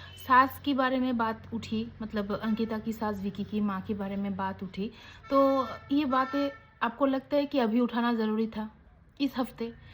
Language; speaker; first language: Hindi; non-native, local second language; Bangla